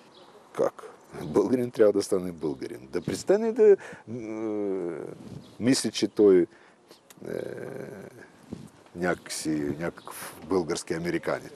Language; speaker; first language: Bulgarian; non-native, fluent; Russian